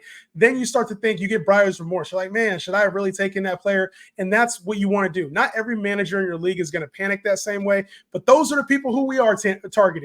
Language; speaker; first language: English; native; English